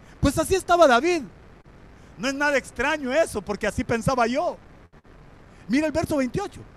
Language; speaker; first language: Spanish; native; Spanish